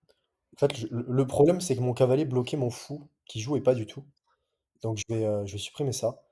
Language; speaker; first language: French; native; French